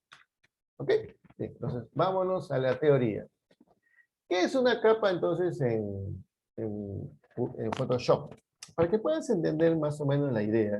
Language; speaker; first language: Spanish; native; Spanish